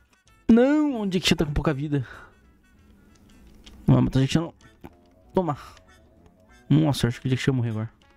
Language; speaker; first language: Portuguese; native; Portuguese